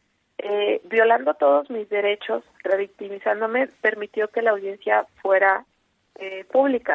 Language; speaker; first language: Spanish; native; Spanish